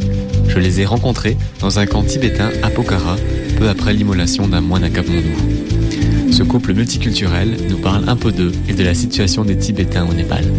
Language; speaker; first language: French; native; French